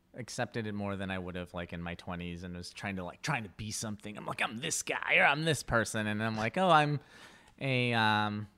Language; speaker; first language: English; early bilingual, other home language; Spanish